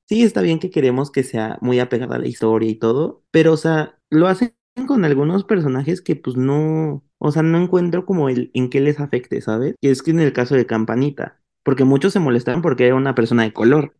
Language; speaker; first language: Spanish; native; Spanish